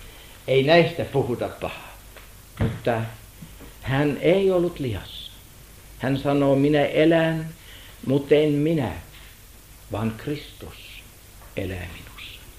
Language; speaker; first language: Finnish; non-native, fluent; German